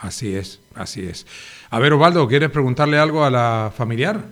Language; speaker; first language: Spanish; native; Spanish